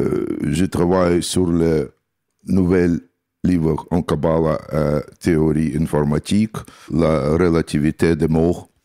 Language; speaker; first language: French; non-native, learner; Russian